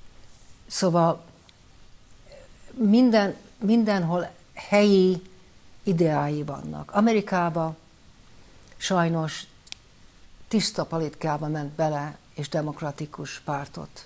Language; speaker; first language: Hungarian; early bilingual, heritage; Hungarian